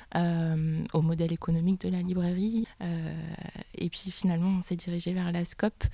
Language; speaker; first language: French; native; French